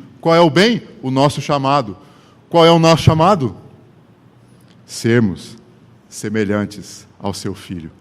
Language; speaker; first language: Portuguese; native; Portuguese